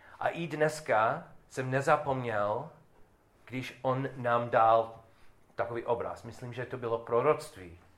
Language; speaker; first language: Czech; non-native, learner; English